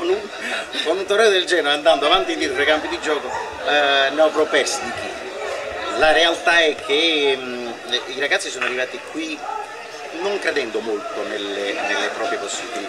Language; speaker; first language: Italian; native; Italian